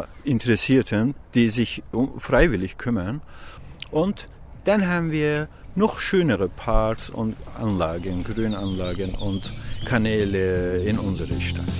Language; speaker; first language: German; non-native, learner; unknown